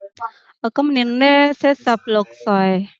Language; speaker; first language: Cantonese; non-native, learner; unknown